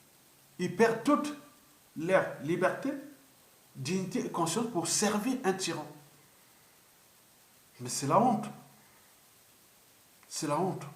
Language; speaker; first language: French; non-native, local second language; Lingala